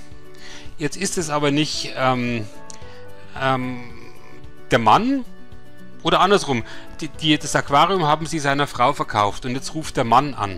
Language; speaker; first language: German; native; German